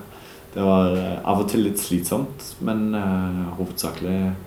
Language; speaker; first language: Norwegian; non-native, fluent; German